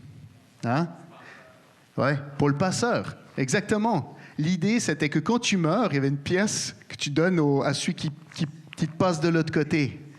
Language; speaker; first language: French; native; French